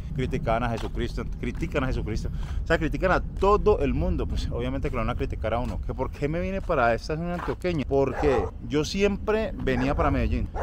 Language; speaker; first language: Spanish; native; Spanish